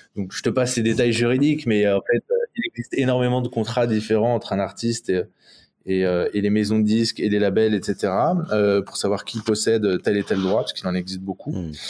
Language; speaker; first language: French; native; French